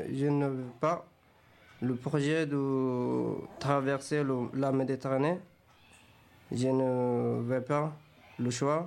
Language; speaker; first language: French; non-native, fluent; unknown